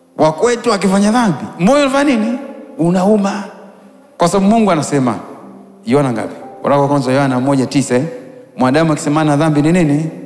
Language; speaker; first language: Swahili; native; Swahili